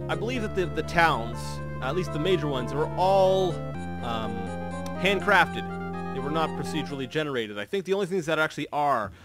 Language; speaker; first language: English; native; English